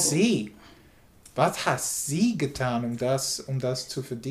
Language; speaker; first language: German; non-native, learner; English